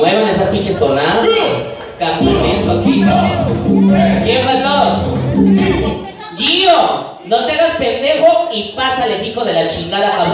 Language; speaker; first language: Spanish; native; Spanish